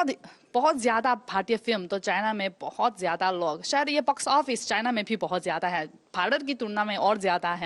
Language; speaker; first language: Hindi; non-native, learner; Chinese